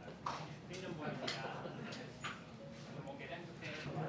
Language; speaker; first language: Korean; native; Korean